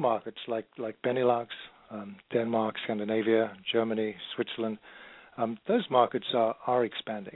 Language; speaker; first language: English; native; English